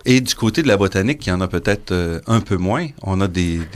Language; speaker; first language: French; native; French